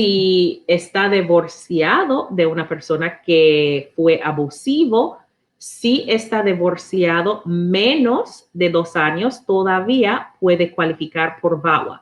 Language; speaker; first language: Spanish; non-native, learner; English